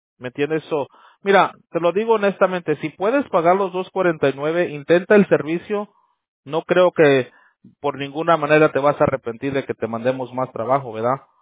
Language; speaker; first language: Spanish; early bilingual, heritage; Spanish